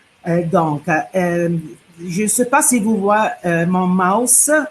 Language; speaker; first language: French; non-native, fluent; Italian